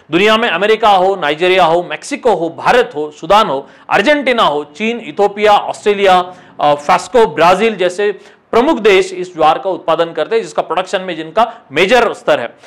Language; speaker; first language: Hindi; non-native, local second language; Marathi